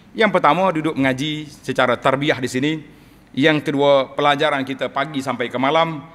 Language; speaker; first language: Malay; native; Malay